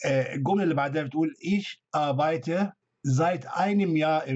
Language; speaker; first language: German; non-native, fluent; Arabic